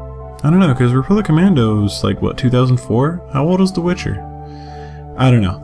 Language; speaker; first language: English; native; English